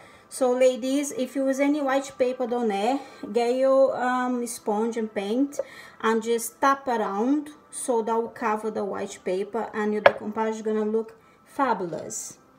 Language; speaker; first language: English; non-native, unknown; Portuguese